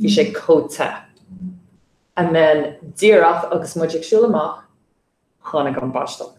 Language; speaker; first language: Irish; non-native, fluent; English